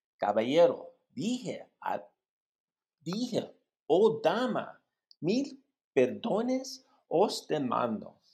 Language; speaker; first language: Spanish; non-native, learner; English